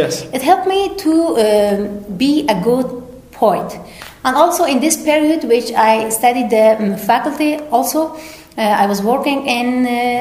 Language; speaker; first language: English; non-native, learner; Persian